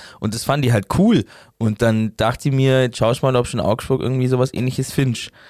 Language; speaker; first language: German; native; German